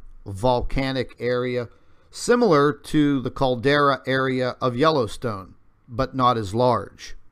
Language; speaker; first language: English; native; English